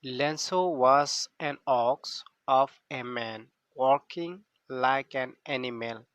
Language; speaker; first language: English; non-native, local second language; Assamese